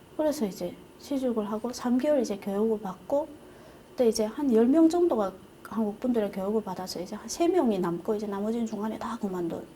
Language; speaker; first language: Korean; native; Korean